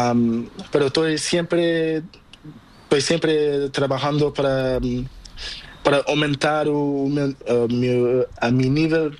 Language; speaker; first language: Spanish; non-native, learner; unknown